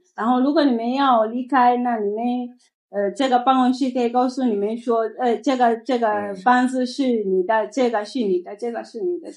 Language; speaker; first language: Chinese; non-native, learner; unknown